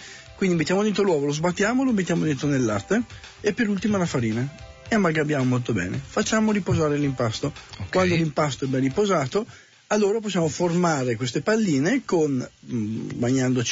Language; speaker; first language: Italian; native; Italian